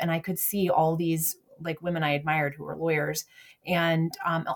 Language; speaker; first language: English; native; English